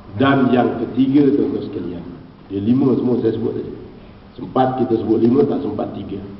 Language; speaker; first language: Malay; native; Malay